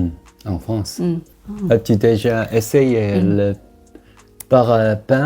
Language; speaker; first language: French; non-native, learner; Korean